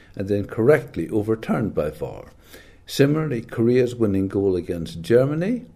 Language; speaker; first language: English; native; English